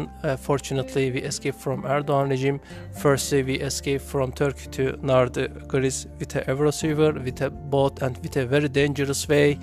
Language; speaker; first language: English; non-native, learner; Turkish